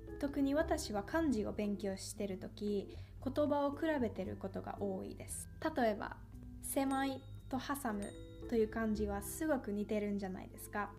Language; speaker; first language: Japanese; non-native, fluent; Finnish